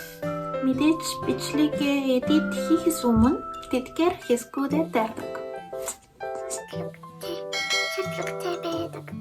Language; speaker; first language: Mongolian; non-native, learner; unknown